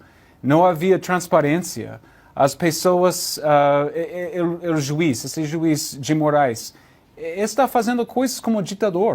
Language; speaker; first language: Portuguese; non-native, learner; English